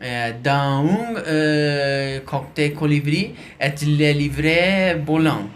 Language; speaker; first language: French; non-native, learner; Spanish